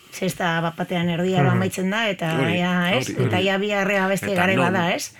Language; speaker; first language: Basque; native; Basque